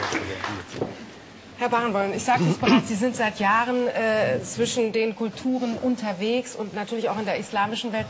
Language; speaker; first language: German; native; German